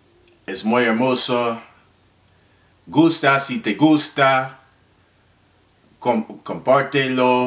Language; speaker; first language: Spanish; non-native, learner; English